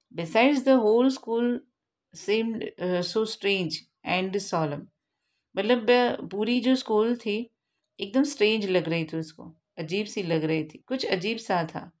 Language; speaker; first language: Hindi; non-native, local second language; Gujarati